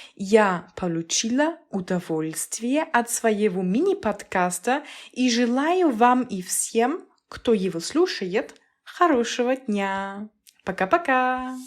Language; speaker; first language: Russian; non-native, learner; German